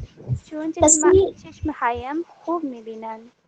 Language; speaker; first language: Persian; non-native, learner; Urdu